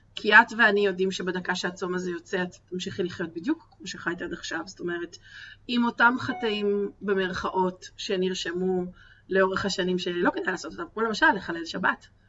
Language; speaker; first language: Hebrew; native; Hebrew